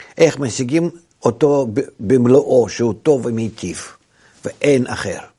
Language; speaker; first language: Hebrew; non-native, fluent; Russian